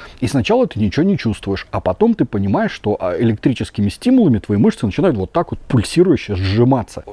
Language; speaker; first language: Russian; native; Russian